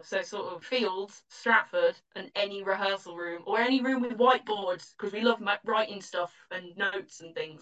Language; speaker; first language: English; native; English